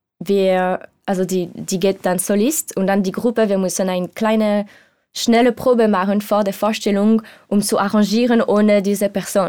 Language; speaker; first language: German; non-native, learner; French